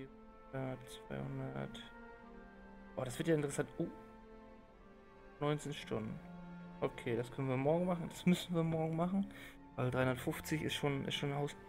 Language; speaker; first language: German; native; German